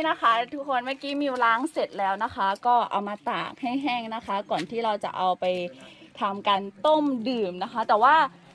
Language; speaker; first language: Thai; non-native, local second language; Akha